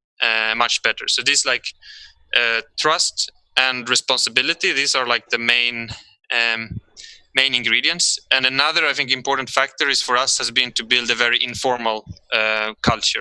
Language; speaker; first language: English; non-native, fluent; Swedish